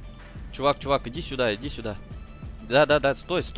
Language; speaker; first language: Russian; native; Russian